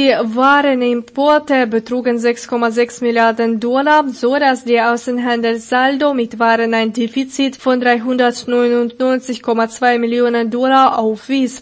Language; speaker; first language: German; non-native, fluent; Russian